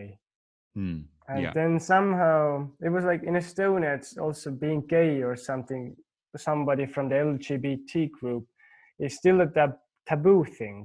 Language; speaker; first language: English; non-native, fluent; Estonian